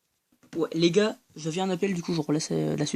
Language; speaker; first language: French; native; French